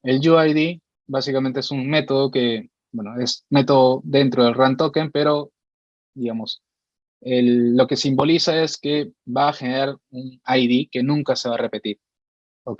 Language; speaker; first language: Spanish; native; Spanish